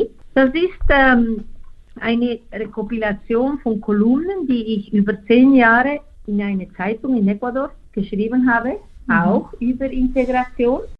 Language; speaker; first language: German; non-native, fluent; Spanish